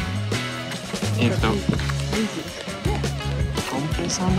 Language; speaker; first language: Japanese; non-native, fluent; Indonesian